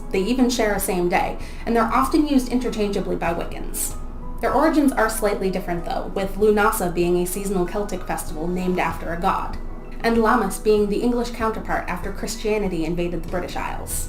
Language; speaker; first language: English; native; English